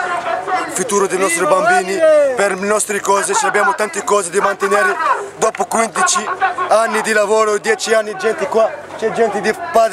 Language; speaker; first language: Italian; non-native, fluent; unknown